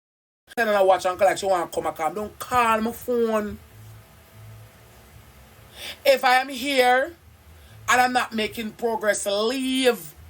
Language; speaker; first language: English; non-native, local second language; Jamaican Creole English